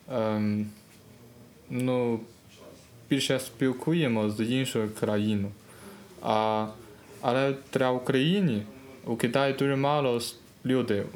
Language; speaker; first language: Ukrainian; non-native, learner; Chinese